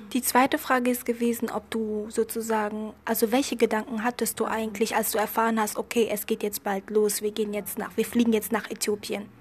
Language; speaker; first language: German; native; German